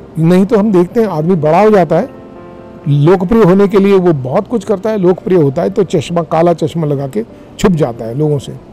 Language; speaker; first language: Hindi; non-native, local second language; Marathi